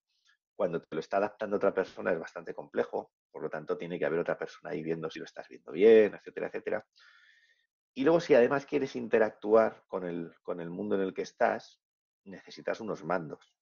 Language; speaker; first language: Spanish; native; Spanish